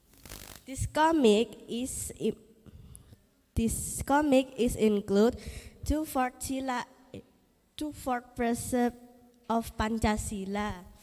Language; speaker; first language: English; non-native, learner; Indonesian